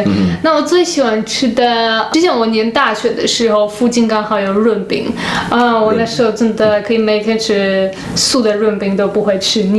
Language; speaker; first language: Chinese; non-native, fluent; Polish